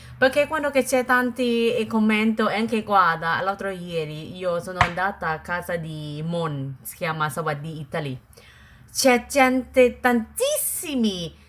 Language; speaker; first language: Italian; non-native, learner; Thai